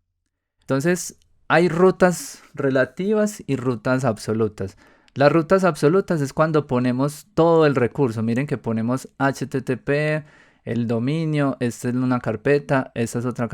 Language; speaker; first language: Spanish; native; Spanish